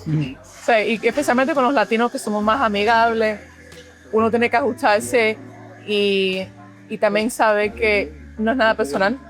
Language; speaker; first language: Spanish; early bilingual, heritage; Spanish